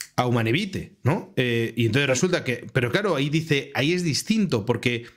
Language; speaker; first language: Spanish; native; Spanish